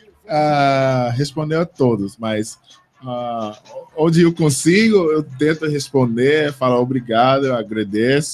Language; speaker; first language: Portuguese; non-native, fluent; English